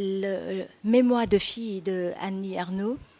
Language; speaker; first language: French; non-native, fluent; Vietnamese